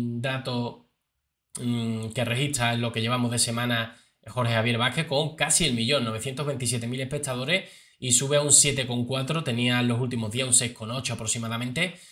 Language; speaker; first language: Spanish; native; Spanish